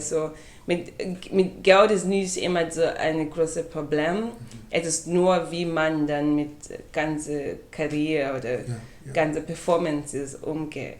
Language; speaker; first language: German; non-native, fluent; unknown